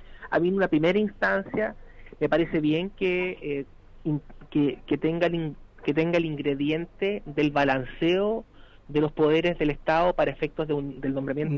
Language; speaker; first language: Spanish; native; Spanish